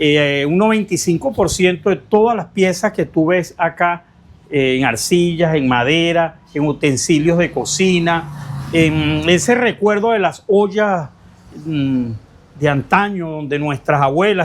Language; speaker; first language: Spanish; native; Spanish